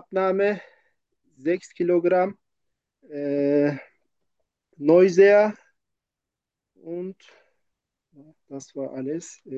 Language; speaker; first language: German; non-native, learner; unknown